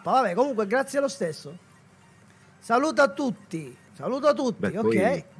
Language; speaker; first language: Italian; native; Italian